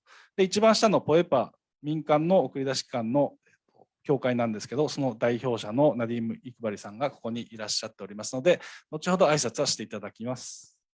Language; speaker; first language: Japanese; native; Japanese